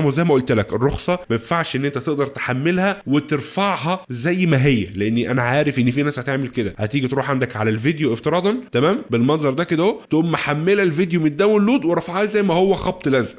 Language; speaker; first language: Arabic; native; Arabic